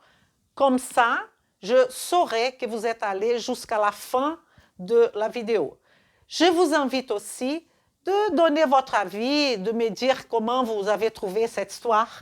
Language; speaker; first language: French; non-native, fluent; Portuguese